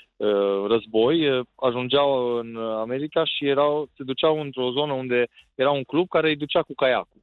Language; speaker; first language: Romanian; native; Romanian